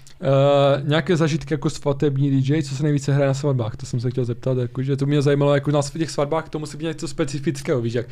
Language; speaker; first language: Czech; early bilingual, other home language; Slovak